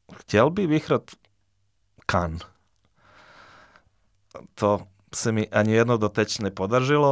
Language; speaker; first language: Czech; non-native, fluent; Serbian